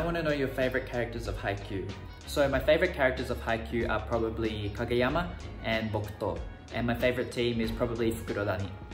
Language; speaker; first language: English; native; English